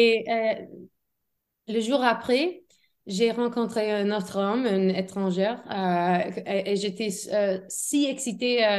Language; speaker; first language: French; non-native, fluent; English